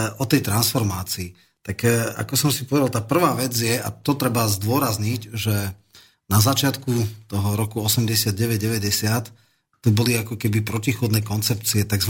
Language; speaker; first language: Slovak; native; Slovak